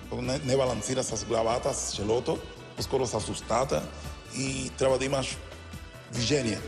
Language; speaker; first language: Bulgarian; non-native, learner; Spanish